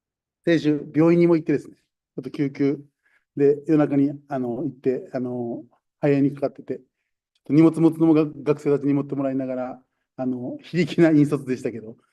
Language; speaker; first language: Japanese; native; Japanese